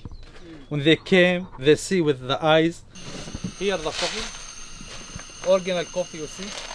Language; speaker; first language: English; non-native, learner; Arabic